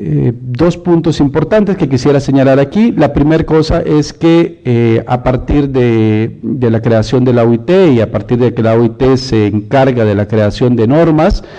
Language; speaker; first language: Spanish; native; Spanish